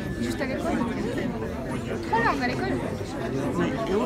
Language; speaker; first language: French; non-native, fluent; Russian